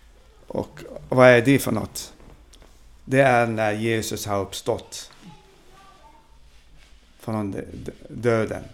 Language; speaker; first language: Swedish; non-native, fluent; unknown